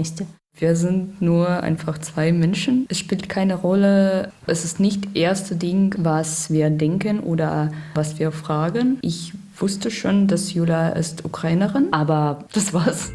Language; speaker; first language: German; non-native, fluent; Russian